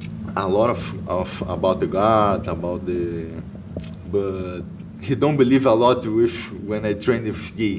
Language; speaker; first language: English; non-native, learner; Portuguese